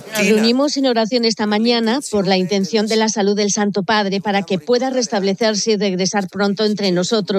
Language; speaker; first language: Spanish; native; Spanish